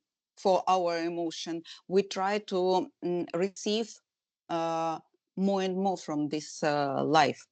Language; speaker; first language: English; non-native, learner; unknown